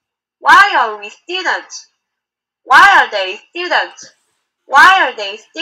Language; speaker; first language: English; non-native, learner; Korean